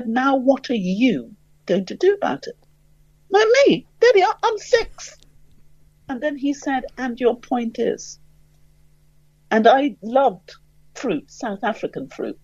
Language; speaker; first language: English; native; English